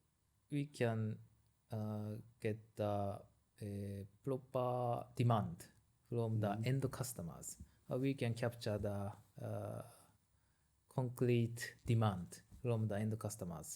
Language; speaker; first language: English; non-native, learner; Japanese